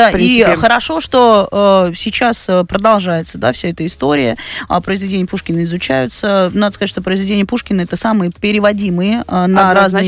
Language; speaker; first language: Russian; native; Russian